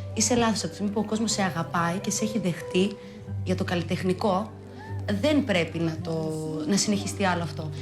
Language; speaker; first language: Greek; early bilingual, other home language; Albanian